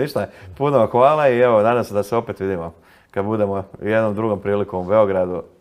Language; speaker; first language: Croatian; native; Croatian